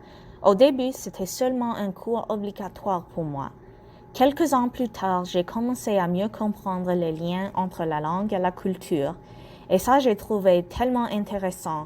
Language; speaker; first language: French; non-native, local second language; English